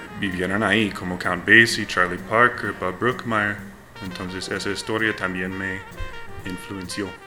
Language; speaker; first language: Spanish; non-native, learner; English